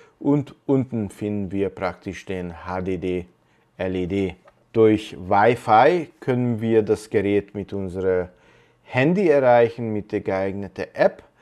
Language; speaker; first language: German; non-native, fluent; Hungarian